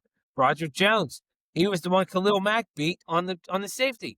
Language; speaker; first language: English; native; English